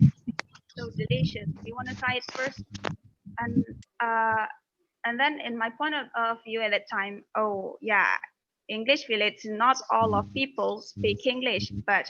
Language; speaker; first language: English; non-native, fluent; Indonesian